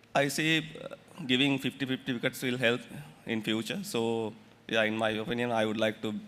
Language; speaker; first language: English; non-native, local second language; Sinhala